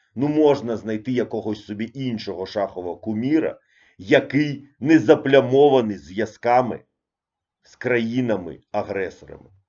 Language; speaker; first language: Ukrainian; non-native, local second language; Russian